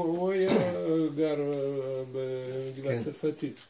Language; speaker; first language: Hebrew; non-native, fluent; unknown